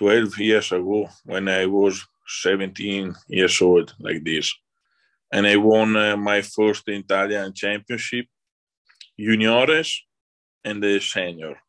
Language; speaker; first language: English; non-native, learner; Italian